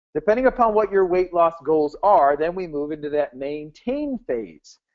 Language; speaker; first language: English; native; English